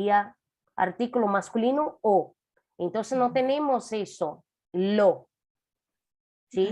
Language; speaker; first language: Spanish; non-native, fluent; Portuguese